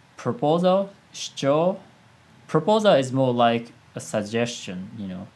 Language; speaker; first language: English; non-native, fluent; Japanese